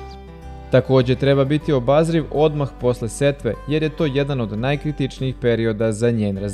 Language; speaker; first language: Serbian; native; Serbian